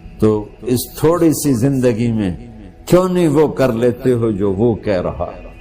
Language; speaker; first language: Urdu; non-native, local second language; Punjabi